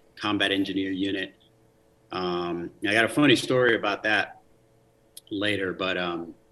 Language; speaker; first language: English; early bilingual, other home language; Spanish